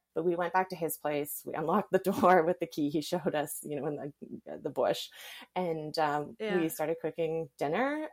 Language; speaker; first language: English; native; English